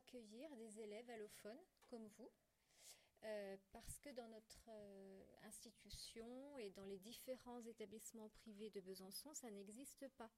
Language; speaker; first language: French; native; French